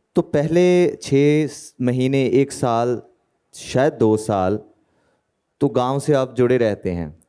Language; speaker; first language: Hindi; native; Hindi